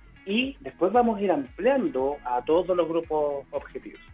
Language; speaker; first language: Spanish; native; Spanish